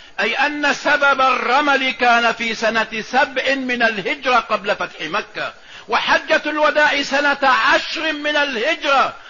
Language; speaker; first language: Arabic; native; Arabic